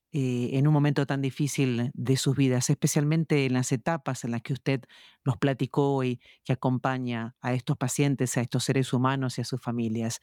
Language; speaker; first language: Spanish; native; Spanish